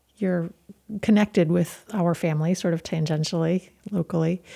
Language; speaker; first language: English; native; English